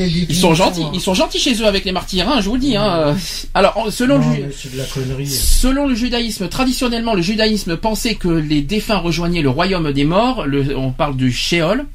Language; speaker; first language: French; native; French